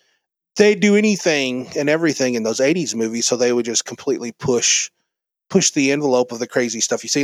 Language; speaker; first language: English; native; English